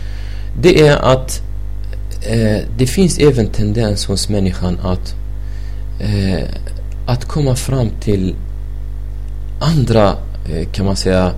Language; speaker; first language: Swedish; non-native, fluent; Arabic